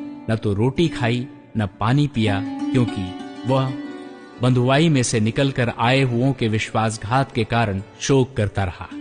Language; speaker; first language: Hindi; native; Hindi